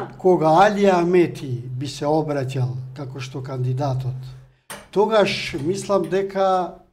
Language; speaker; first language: Macedonian; non-native, local second language; Albanian